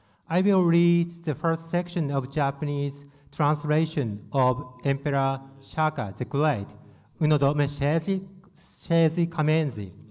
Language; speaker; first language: English; non-native, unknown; Japanese